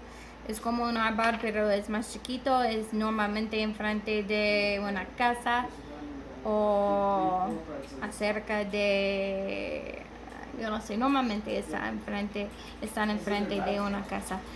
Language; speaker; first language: Spanish; non-native, learner; English